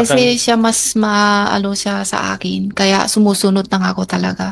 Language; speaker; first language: Filipino; non-native, learner; Chinese